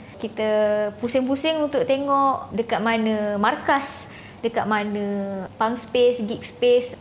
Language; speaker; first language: Malay; native; Malay